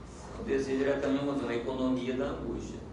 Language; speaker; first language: Portuguese; native; Portuguese